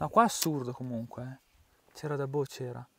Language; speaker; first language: Italian; native; Italian